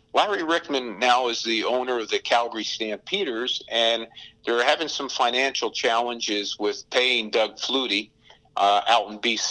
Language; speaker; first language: English; native; English